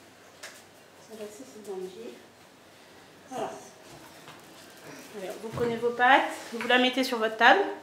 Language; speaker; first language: French; native; French